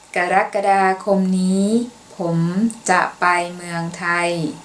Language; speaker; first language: Thai; native; Thai